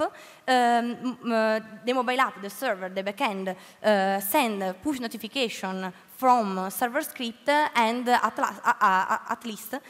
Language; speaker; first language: English; non-native, learner; Italian